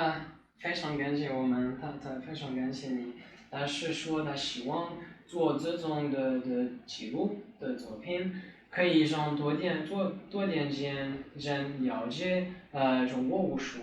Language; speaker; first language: Chinese; non-native, learner; French